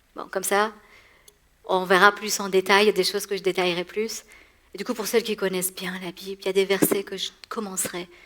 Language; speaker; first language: French; early bilingual, other home language; Persian